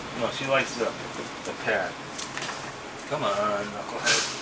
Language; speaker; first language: English; native; English